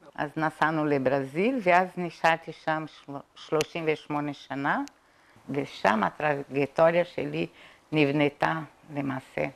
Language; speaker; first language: Hebrew; non-native, fluent; Portuguese